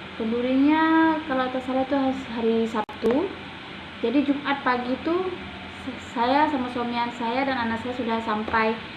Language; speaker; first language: Indonesian; native; Indonesian